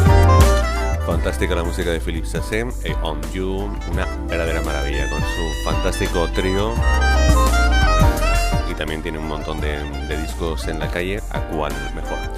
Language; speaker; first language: Spanish; native; Spanish